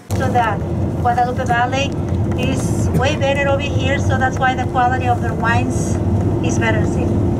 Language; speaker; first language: English; non-native, fluent; Spanish